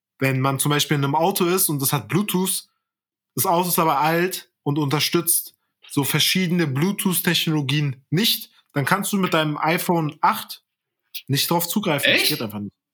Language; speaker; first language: German; early bilingual, other home language; Turkish